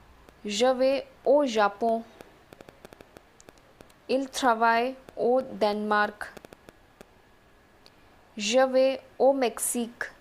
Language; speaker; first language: French; non-native, fluent; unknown